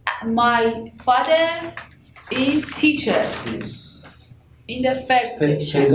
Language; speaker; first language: English; non-native, learner; Persian